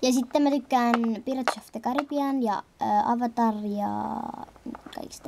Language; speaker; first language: Finnish; native; Finnish